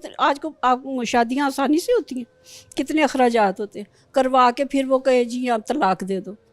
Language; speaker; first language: Urdu; non-native, local second language; Pashto